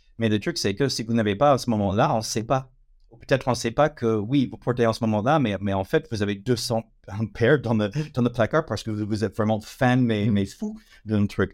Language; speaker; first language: French; non-native, fluent; English